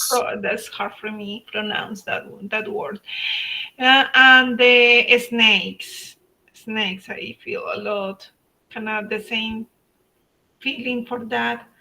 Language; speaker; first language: English; non-native, fluent; Spanish